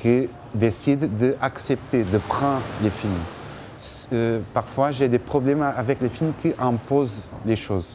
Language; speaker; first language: French; non-native, fluent; Portuguese